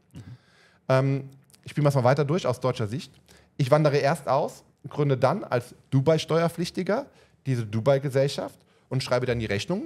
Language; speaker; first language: German; native; German